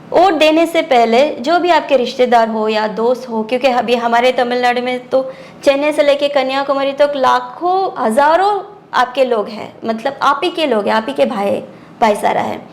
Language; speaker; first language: Hindi; non-native, local second language; Tamil